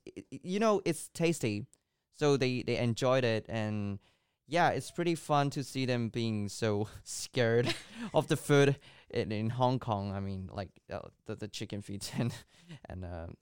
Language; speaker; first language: English; non-native, local second language; Cantonese